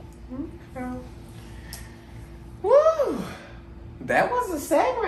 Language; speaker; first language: English; native; English